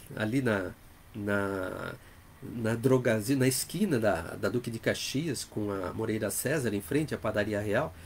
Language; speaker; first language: Portuguese; native; Portuguese